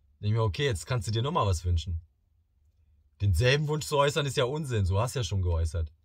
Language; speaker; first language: German; early bilingual, other home language; Bosnian